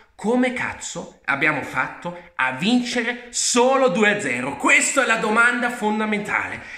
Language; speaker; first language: Italian; early bilingual, heritage; Italian